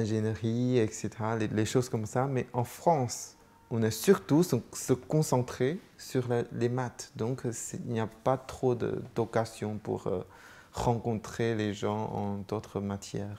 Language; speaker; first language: French; non-native, fluent; Chinese